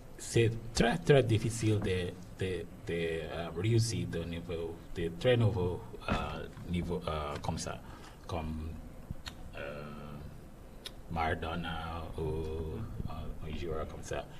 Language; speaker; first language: French; non-native, learner; English